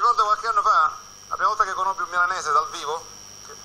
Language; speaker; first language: Italian; native; Italian